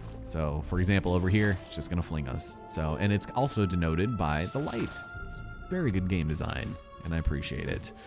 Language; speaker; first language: English; native; English